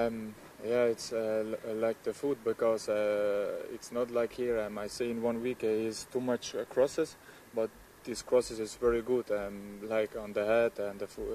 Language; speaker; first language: English; non-native, learner; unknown